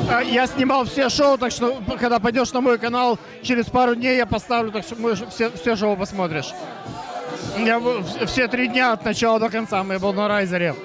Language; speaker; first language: Russian; native; Russian